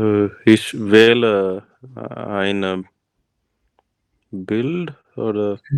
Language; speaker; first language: German; non-native, learner; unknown